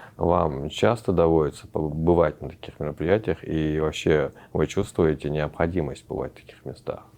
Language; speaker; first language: Russian; non-native, local second language; Chechen